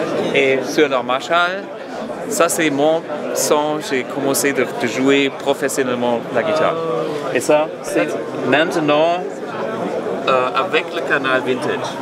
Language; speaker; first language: French; non-native, learner; German